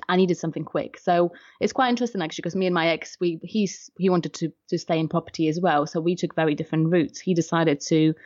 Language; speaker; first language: English; non-native, fluent; Polish